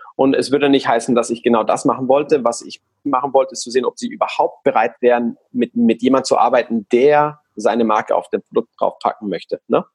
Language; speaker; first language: German; non-native, fluent; Spanish